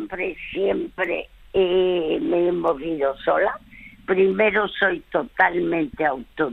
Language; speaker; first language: Spanish; early bilingual, other home language; French